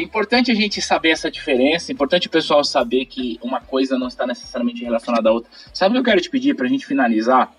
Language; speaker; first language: Portuguese; native; Portuguese